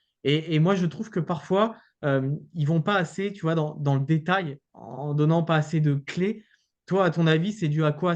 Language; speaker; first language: French; native; French